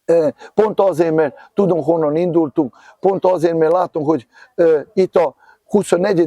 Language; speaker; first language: Hungarian; non-native, fluent; Serbian